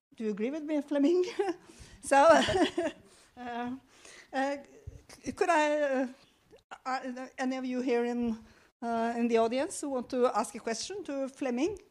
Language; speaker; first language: English; non-native, fluent; Norwegian